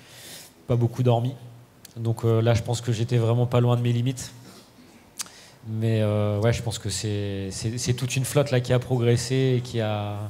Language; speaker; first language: French; native; French